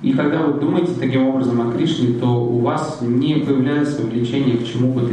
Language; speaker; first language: Russian; native; Russian